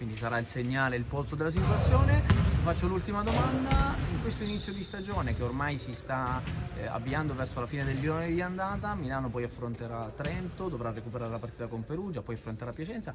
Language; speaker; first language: Italian; native; Italian